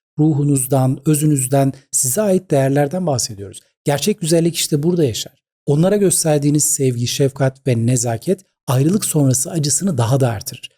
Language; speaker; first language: Turkish; native; Turkish